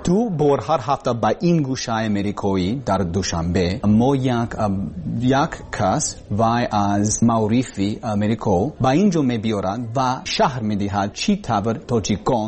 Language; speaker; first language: Persian; non-native, learner; English